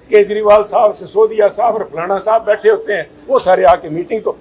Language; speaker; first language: Hindi; non-native, local second language; Punjabi